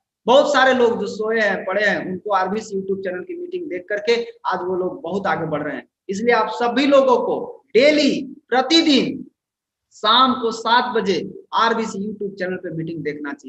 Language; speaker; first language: Hindi; native; Hindi